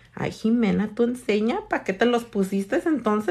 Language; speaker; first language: Spanish; early bilingual, heritage; Spanish